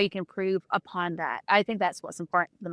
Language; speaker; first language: English; native; English